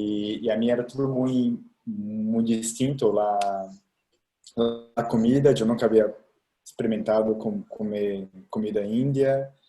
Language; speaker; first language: Spanish; non-native, fluent; Portuguese